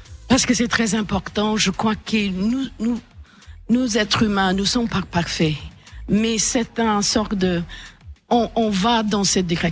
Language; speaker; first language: French; non-native, fluent; English